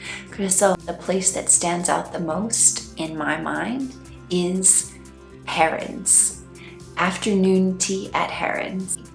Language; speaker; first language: English; native; English